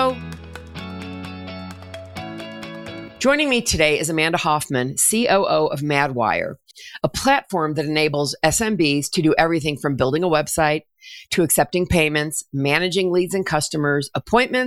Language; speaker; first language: English; native; English